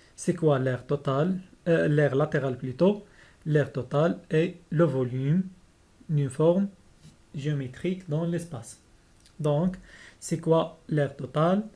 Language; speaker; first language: French; non-native, local second language; Arabic